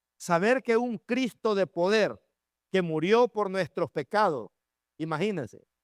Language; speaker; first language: Spanish; native; Spanish